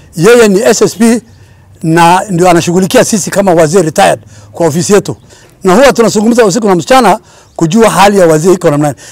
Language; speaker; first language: Swahili; non-native, local second language; Somali